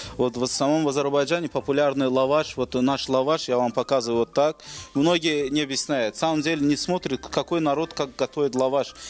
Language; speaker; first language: Russian; non-native, local second language; Talysh